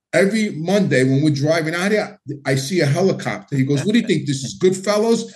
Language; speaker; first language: English; native; English